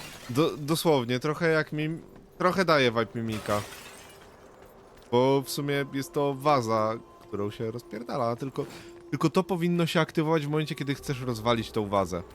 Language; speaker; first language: Polish; native; Polish